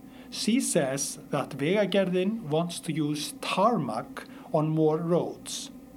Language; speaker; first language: English; non-native, fluent; Icelandic